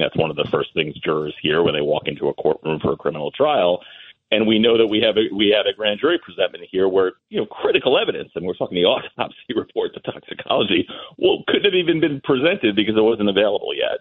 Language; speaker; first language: English; native; English